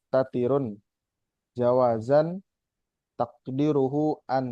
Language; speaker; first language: Arabic; non-native, learner; Indonesian